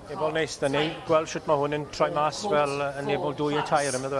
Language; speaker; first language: Welsh; native; Welsh